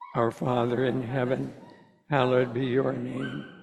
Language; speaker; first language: English; native; English